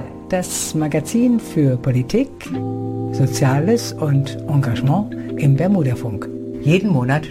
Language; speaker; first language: German; native; German